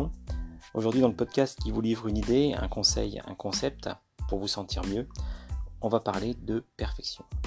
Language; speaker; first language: French; native; French